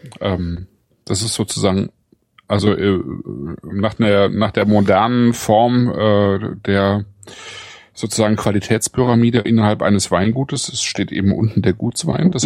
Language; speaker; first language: German; native; German